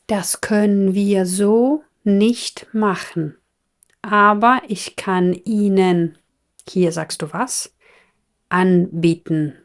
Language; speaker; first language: German; non-native, fluent; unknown